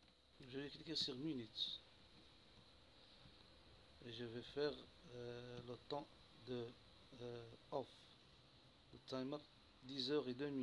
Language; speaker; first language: French; non-native, local second language; Arabic